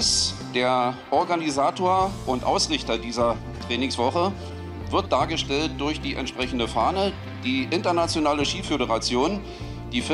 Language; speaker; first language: German; native; German